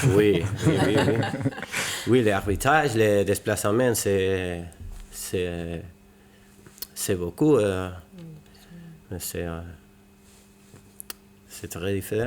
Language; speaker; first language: French; non-native, learner; Spanish